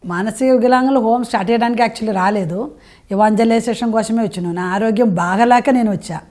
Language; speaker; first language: Telugu; non-native, fluent; Malayalam